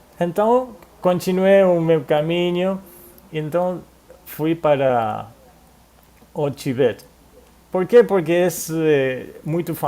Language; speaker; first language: Portuguese; non-native, fluent; Spanish